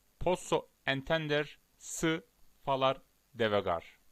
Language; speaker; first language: Portuguese; non-native, learner; Turkish